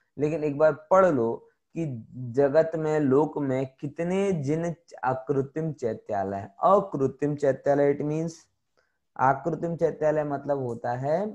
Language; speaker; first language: Hindi; native; Hindi